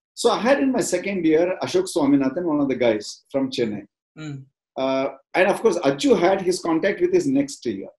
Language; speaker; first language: English; non-native, local second language; Tamil